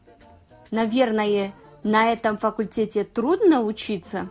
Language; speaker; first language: Russian; non-native, fluent; Kazakh